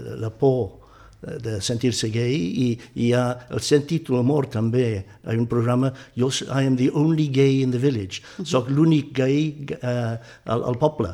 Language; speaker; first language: Catalan; non-native, fluent; English